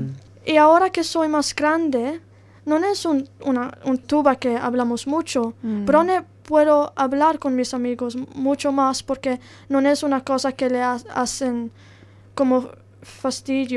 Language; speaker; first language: Spanish; non-native, learner; Italian